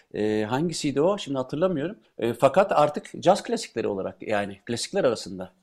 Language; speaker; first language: Turkish; native; Turkish